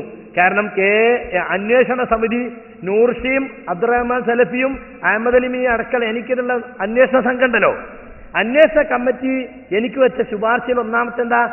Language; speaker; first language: Malayalam; native; Malayalam